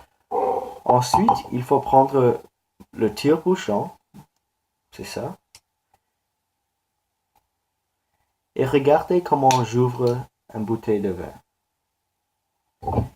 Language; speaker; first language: French; non-native, learner; English